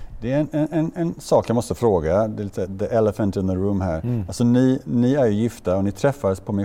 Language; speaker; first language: Swedish; native; Swedish